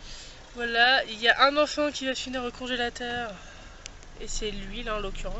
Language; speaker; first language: French; native; French